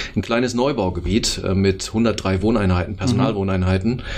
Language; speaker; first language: German; native; German